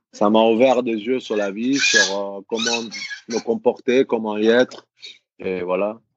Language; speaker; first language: French; non-native, fluent; Greek